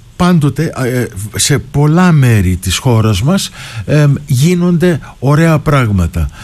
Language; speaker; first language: Greek; early bilingual, heritage; Greek